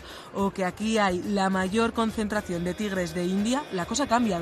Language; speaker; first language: Spanish; native; Spanish